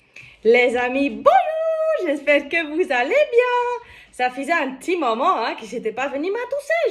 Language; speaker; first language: French; native; French